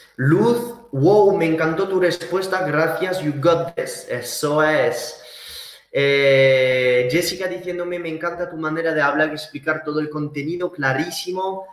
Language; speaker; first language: Spanish; early bilingual, heritage; Spanish